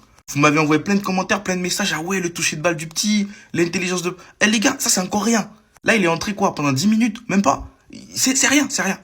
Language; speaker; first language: French; native; French